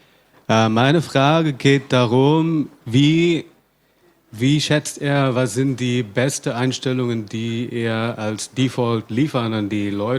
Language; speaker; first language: German; non-native, fluent; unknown